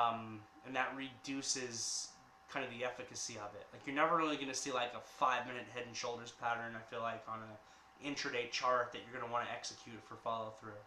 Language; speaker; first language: English; native; English